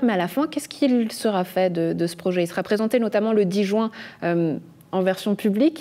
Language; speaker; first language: French; native; French